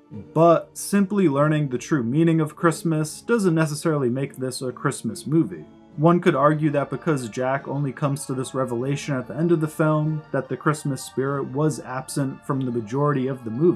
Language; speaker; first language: English; native; English